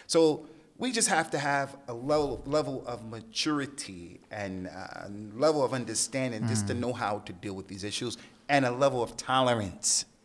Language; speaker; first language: English; native; English